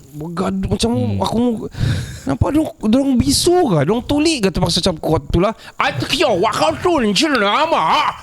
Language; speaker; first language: Malay; native; Malay